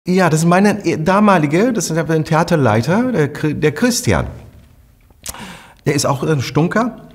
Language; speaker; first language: German; non-native, fluent; Turkish